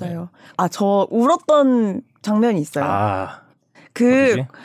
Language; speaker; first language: Korean; native; Korean